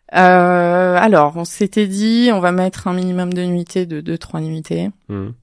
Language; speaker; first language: French; native; French